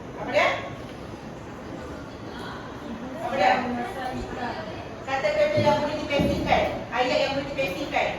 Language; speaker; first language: Malay; native; Malay